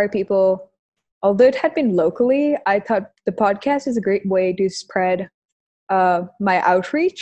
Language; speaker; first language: English; non-native, local second language; Hindi